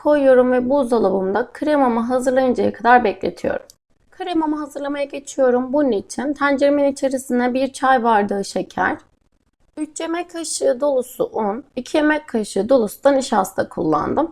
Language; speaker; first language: Turkish; native; Turkish